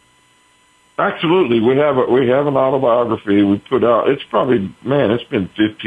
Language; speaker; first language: English; native; English